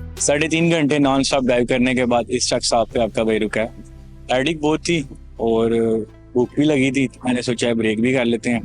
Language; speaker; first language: Urdu; non-native, local second language; Punjabi